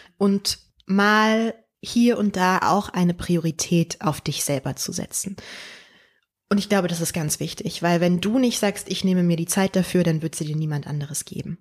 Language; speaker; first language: German; early bilingual, other home language; Polish